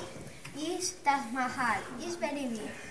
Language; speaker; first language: English; non-native, learner; Spanish